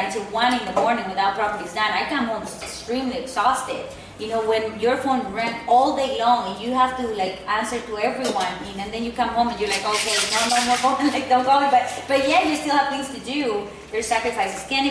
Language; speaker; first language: English; non-native, fluent; Spanish